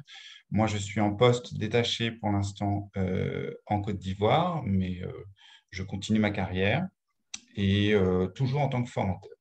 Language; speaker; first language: French; native; French